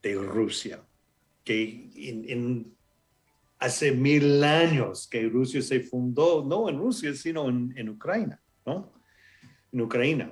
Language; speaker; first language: Spanish; non-native, fluent; English